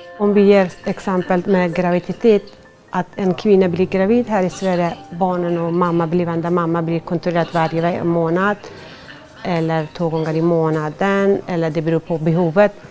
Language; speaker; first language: Swedish; non-native, fluent; Persian